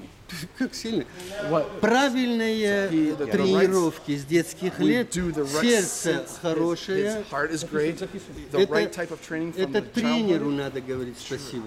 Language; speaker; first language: Russian; native; Russian